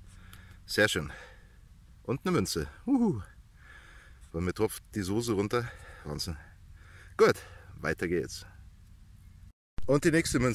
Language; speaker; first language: German; native; German